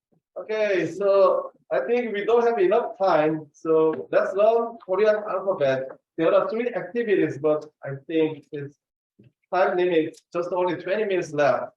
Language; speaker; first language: English; non-native, fluent; Korean